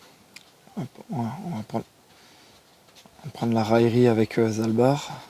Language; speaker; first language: French; native; French